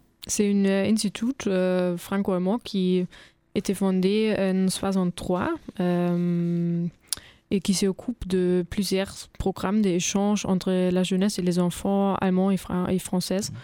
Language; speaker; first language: French; non-native, fluent; German